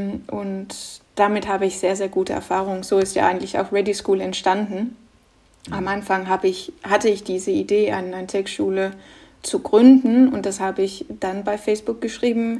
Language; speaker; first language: German; non-native, fluent; Danish